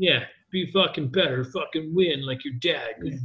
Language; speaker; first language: English; native; English